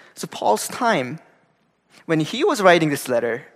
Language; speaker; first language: English; non-native, fluent; Korean